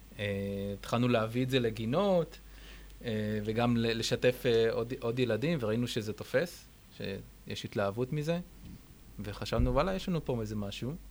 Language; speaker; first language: Hebrew; native; Hebrew